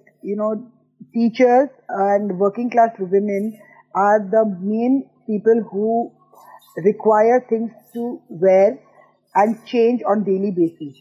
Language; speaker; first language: English; non-native, local second language; Gujarati